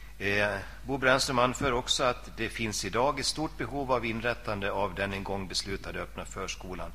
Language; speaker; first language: Swedish; native; Swedish